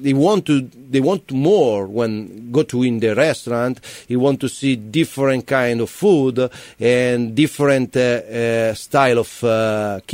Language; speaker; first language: English; non-native, learner; Italian